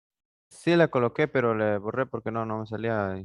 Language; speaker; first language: Spanish; native; Spanish